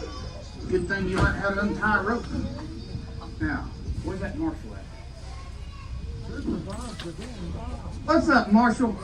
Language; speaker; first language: English; native; English